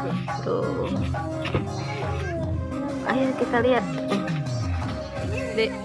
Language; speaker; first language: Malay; non-native, local second language; Sundanese